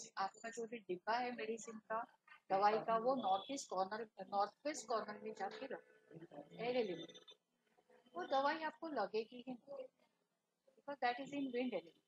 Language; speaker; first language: Hindi; non-native, local second language; Marathi